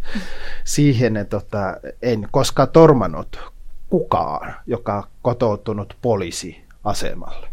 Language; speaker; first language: Finnish; non-native, fluent; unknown